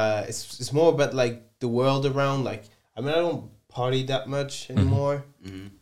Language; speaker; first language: English; non-native, fluent; French